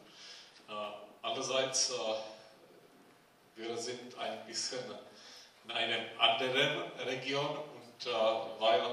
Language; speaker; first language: German; non-native, fluent; Czech